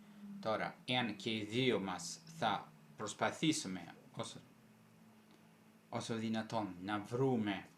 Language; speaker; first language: Greek; non-native, fluent; Italian